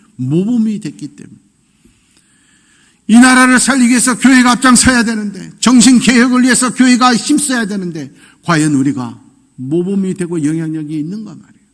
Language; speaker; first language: Korean; native; Korean